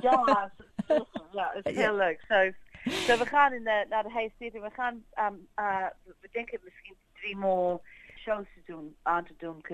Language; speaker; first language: Dutch; early bilingual, heritage; English